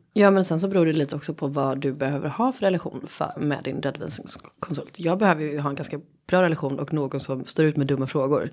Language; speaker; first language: Swedish; native; Swedish